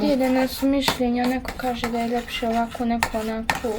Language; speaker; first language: Bosnian; native; Bosnian